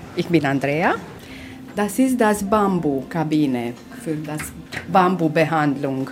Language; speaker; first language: German; non-native, learner; Hungarian